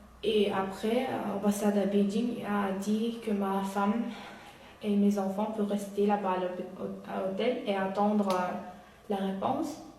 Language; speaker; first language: French; non-native, learner; Uyghur